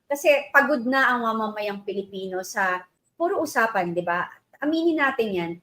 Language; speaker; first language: Filipino; native; Filipino